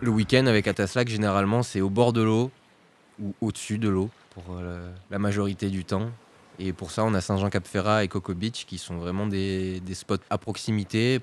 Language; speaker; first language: French; native; French